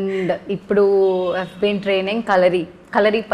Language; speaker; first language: Telugu; non-native, learner; Malayalam